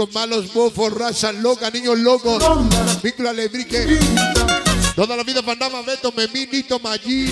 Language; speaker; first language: Spanish; native; Spanish